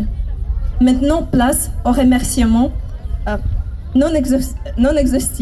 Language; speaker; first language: French; non-native, fluent; Ukrainian